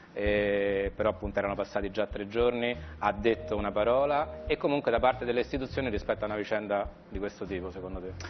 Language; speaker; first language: Italian; native; Italian